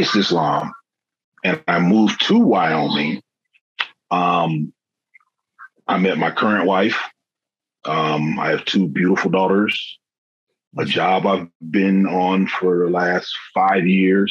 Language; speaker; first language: English; native; English